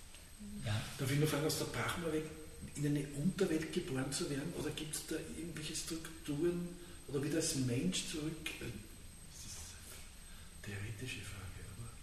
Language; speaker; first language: German; native; German